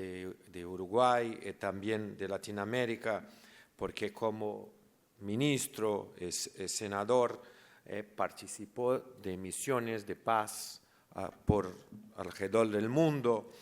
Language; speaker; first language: Spanish; non-native, learner; Portuguese